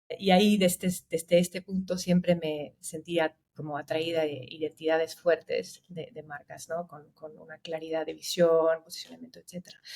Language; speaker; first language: Spanish; non-native, fluent; German